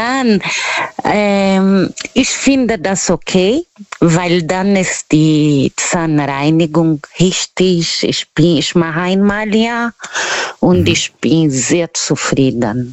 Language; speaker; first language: German; non-native, learner; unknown